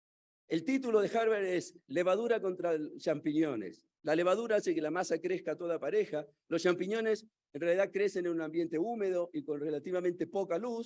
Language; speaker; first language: Spanish; native; Spanish